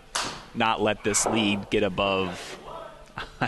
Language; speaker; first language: English; native; English